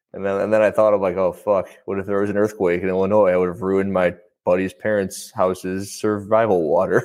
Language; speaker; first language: English; native; English